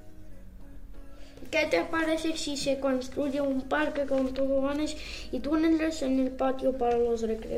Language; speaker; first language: Spanish; early bilingual, other home language; Arabic